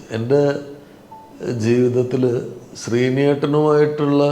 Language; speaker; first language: Malayalam; native; Malayalam